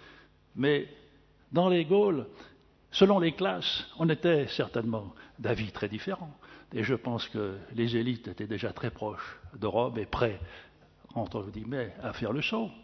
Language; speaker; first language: French; native; French